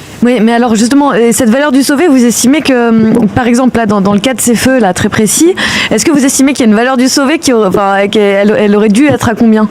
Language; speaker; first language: French; native; French